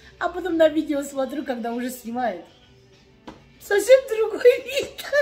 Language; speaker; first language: Russian; native; Russian